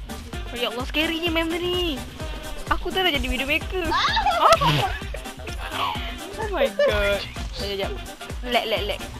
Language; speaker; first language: Malay; native; Malay